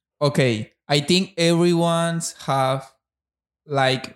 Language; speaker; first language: English; non-native, learner; Spanish